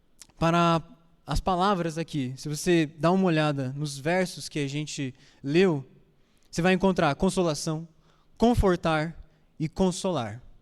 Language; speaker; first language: Portuguese; native; Portuguese